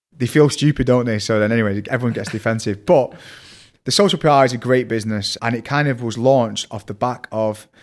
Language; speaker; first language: English; native; English